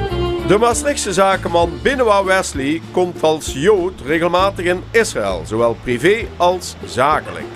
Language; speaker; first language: Dutch; native; Dutch